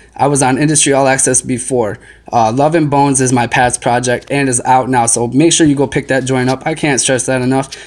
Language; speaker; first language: English; native; English